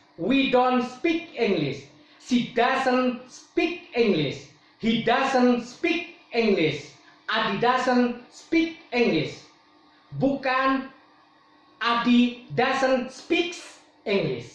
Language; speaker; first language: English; non-native, fluent; Indonesian